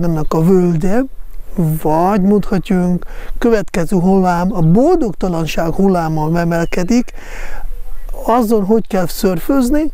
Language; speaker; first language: Hungarian; non-native, fluent; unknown